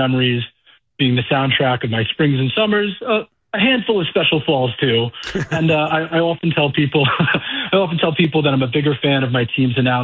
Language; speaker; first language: English; native; English